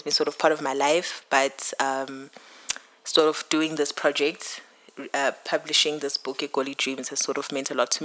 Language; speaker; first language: English; non-native, local second language; Zulu